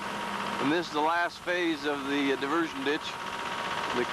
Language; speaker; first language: English; native; English